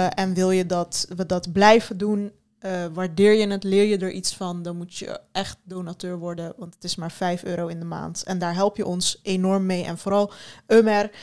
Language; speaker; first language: Dutch; early bilingual, other home language; Turkish